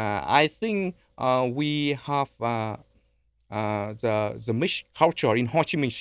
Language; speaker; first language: English; non-native, learner; Vietnamese